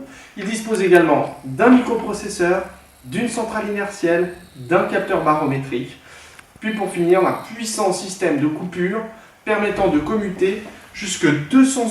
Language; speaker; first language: French; native; French